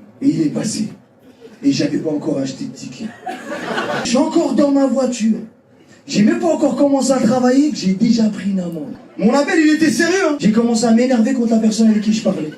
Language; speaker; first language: French; early bilingual, other home language; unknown